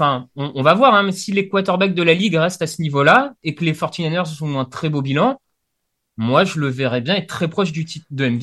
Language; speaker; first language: French; native; French